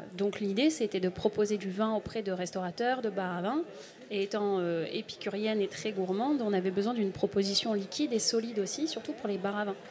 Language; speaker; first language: French; native; French